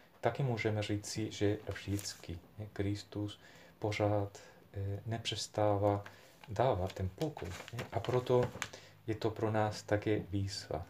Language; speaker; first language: Czech; non-native, fluent; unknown